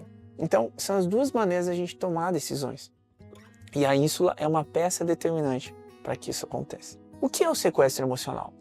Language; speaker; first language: Portuguese; native; Portuguese